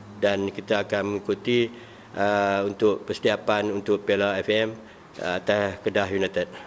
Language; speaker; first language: Malay; native; Malay